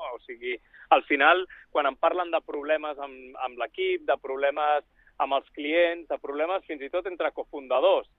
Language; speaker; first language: Catalan; native; Catalan